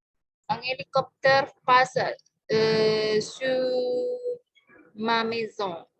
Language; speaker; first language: French; non-native, fluent; Indonesian